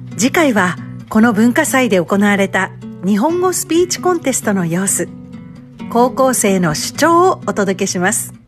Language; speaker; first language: Japanese; native; Japanese